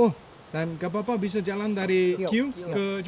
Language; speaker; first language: Indonesian; non-native, learner; Danish